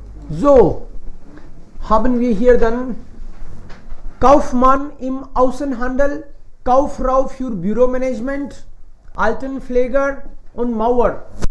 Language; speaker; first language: German; non-native, fluent; Hindi